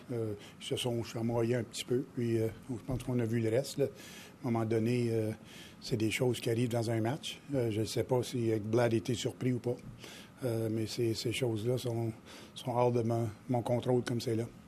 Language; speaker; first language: French; native; French